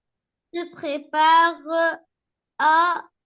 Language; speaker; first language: French; non-native, learner; Arabic